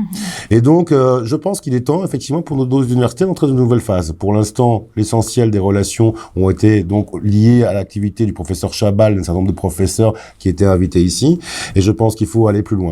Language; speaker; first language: French; native; French